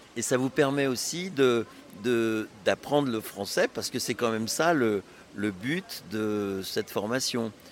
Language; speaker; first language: French; native; French